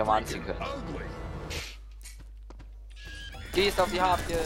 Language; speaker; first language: German; native; German